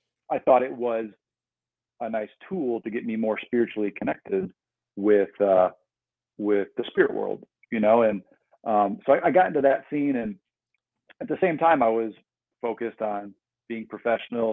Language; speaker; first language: English; native; English